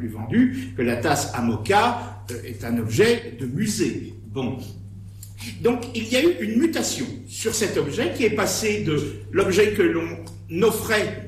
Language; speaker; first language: French; native; French